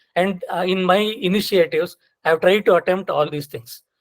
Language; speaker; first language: English; non-native, local second language; Kannada